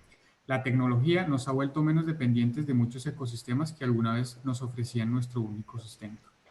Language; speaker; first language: Spanish; native; Spanish